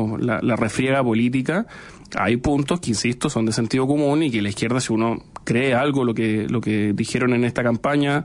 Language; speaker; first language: Spanish; native; Spanish